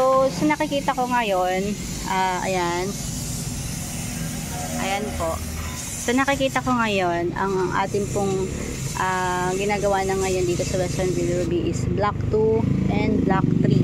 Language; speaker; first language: Filipino; native; Filipino